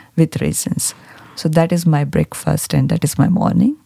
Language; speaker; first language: English; non-native, local second language; Marathi